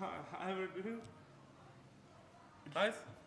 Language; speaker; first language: English; non-native, learner; Ukrainian